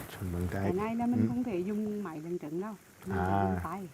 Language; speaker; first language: Vietnamese; native; Vietnamese